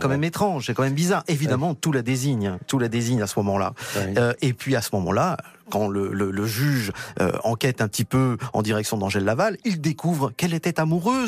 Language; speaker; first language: French; native; French